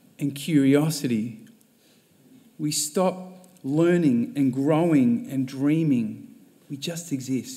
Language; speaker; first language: English; native; English